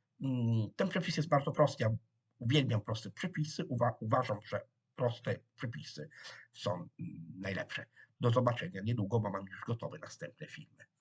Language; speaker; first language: Polish; non-native, fluent; Italian